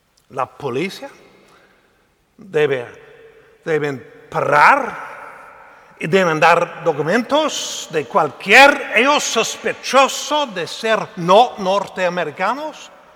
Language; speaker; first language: Spanish; non-native, learner; English